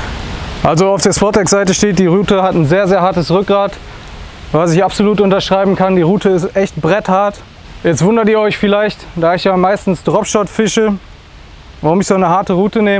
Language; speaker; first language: German; native; German